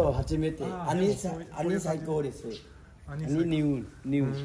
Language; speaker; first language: Japanese; non-native, learner; Thai